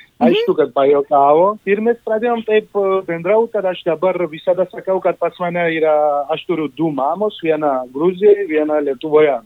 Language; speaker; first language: Lithuanian; non-native, fluent; Georgian